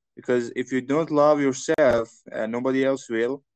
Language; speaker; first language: English; non-native, fluent; Persian